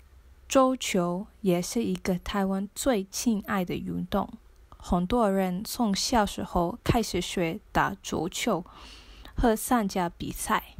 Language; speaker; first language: Chinese; non-native, learner; English